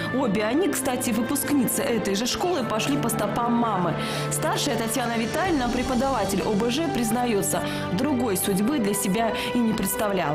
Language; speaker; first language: Russian; native; Russian